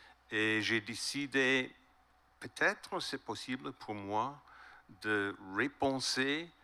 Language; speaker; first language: French; non-native, learner; English